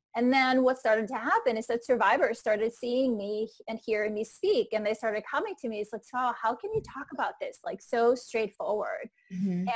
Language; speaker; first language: English; non-native, fluent; Icelandic